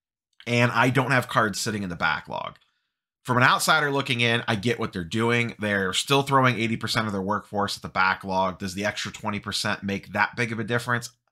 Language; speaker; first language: English; native; English